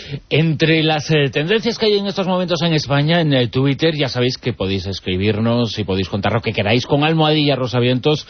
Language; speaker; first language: Spanish; native; Spanish